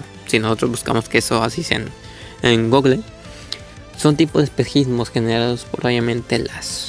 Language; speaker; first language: Spanish; native; Spanish